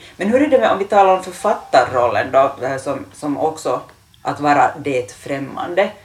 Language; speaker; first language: Swedish; native; Swedish